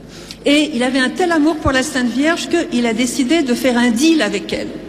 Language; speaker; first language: French; native; French